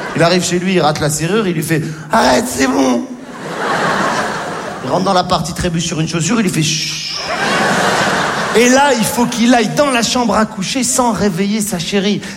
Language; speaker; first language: French; native; French